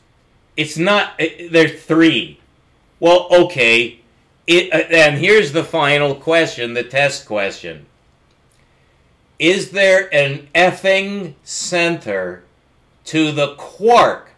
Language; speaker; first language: English; native; English